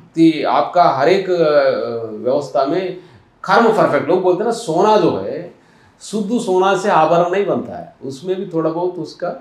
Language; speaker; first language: Hindi; non-native, local second language; Telugu